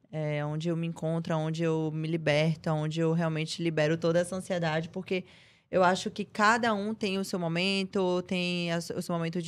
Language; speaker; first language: Portuguese; native; Portuguese